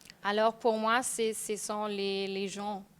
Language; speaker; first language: French; non-native, fluent; German